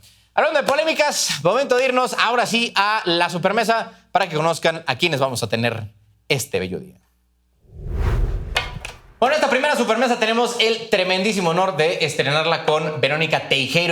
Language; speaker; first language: Spanish; native; Spanish